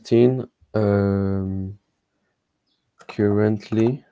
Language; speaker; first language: English; non-native, learner; French